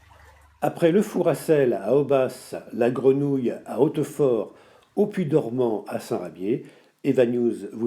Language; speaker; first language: French; native; French